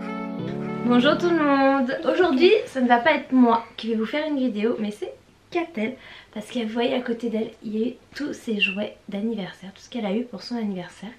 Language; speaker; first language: French; native; French